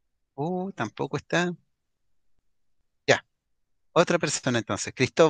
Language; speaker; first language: Spanish; native; Spanish